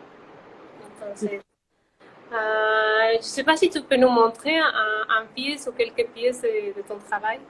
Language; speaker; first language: French; non-native, fluent; Spanish